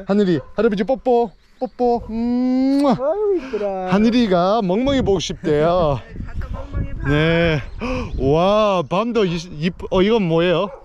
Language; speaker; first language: Korean; non-native, learner; English